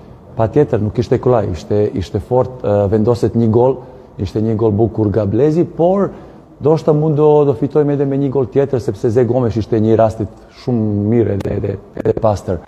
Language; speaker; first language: Albanian; non-native, learner; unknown